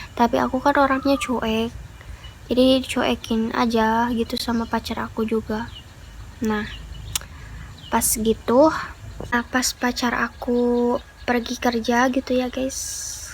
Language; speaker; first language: Indonesian; non-native, local second language; Sundanese